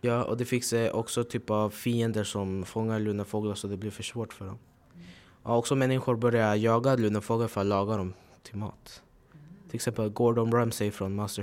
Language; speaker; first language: Swedish; early bilingual, other home language; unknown